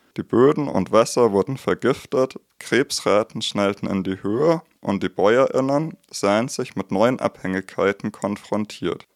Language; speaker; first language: German; native; German